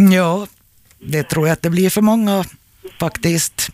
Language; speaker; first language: Swedish; native; Swedish